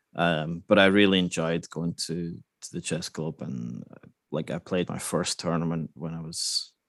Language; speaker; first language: English; native; English